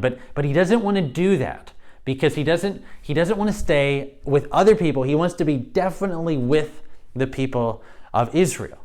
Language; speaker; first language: English; native; English